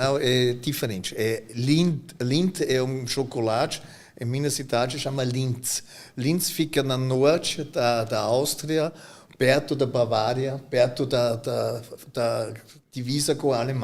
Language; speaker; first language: Portuguese; non-native, fluent; German